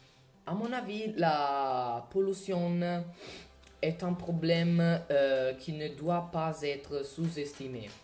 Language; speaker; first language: French; non-native, learner; Italian